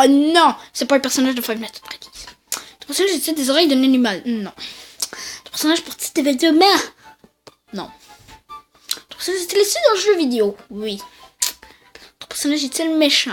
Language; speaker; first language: French; native; French